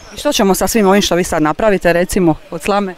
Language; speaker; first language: Croatian; native; Croatian